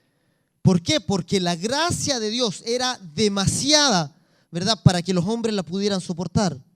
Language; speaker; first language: Spanish; native; Spanish